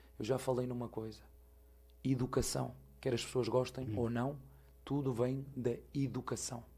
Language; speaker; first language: Portuguese; native; Portuguese